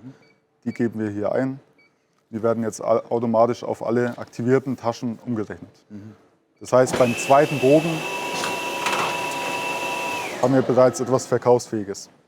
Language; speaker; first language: German; native; German